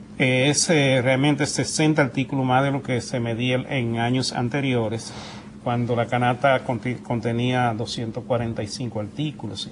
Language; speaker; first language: Spanish; native; Spanish